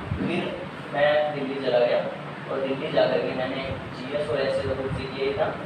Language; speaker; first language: Hindi; native; Hindi